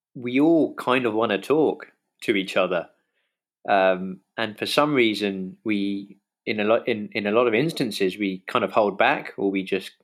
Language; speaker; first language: English; native; English